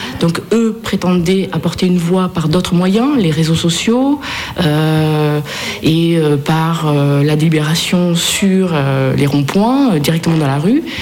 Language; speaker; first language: French; native; French